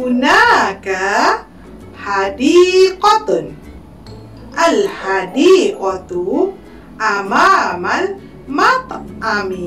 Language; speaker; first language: Arabic; non-native, fluent; Malay